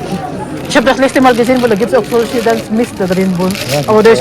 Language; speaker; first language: German; non-native, learner; Cebuano